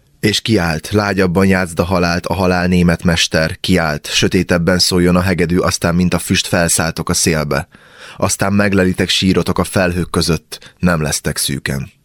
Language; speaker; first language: Hungarian; native; Hungarian